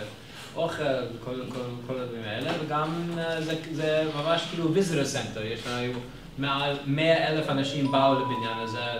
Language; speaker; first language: Hebrew; non-native, fluent; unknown